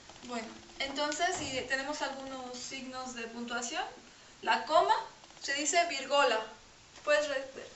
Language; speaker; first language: Spanish; non-native, fluent; French